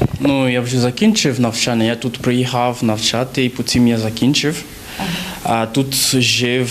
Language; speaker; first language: Ukrainian; non-native, learner; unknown